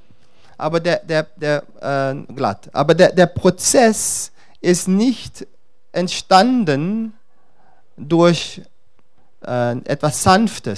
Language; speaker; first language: German; non-native, fluent; Dutch